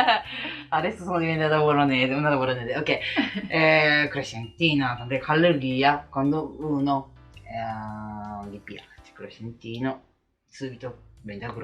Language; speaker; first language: Italian; non-native, learner; Japanese